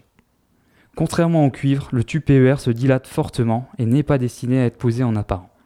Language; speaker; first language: French; native; French